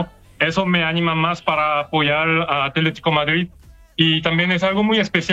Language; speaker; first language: Spanish; non-native, learner; Korean